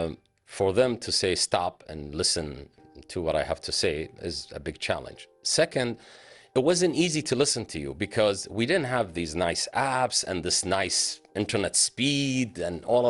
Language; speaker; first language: English; non-native, fluent; Arabic